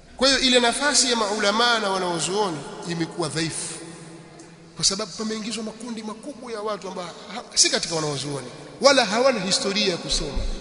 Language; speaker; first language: Swahili; native; Swahili